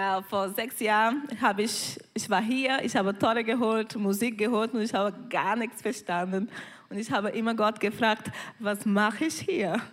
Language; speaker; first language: German; non-native, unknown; Portuguese